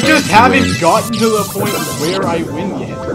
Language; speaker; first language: English; native; English